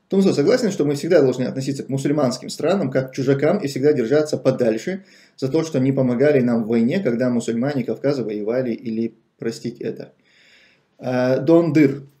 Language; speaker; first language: Russian; non-native, local second language; Chechen